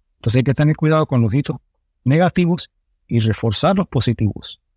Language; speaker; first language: Spanish; early bilingual, heritage; Spanish